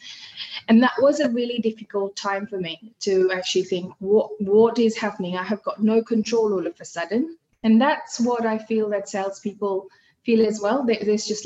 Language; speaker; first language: English; non-native, fluent; Hindi